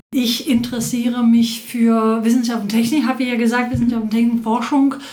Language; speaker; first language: German; non-native, fluent; Danish